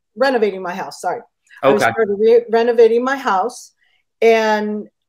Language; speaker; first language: English; native; English